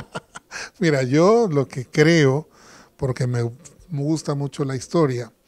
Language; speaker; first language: Spanish; native; Spanish